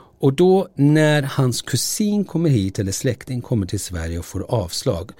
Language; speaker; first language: Swedish; early bilingual, other home language; Turoyo